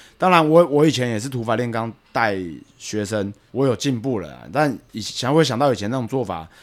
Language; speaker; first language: Chinese; native; Chinese